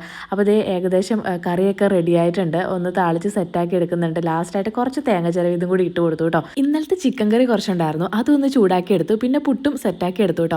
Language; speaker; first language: Malayalam; native; Malayalam